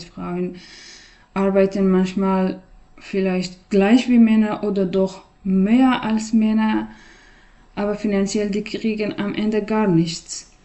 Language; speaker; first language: German; non-native, learner; Persian